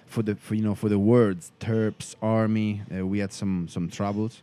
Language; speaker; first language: English; non-native, learner; Italian